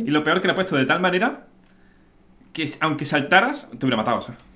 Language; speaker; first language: Spanish; native; Spanish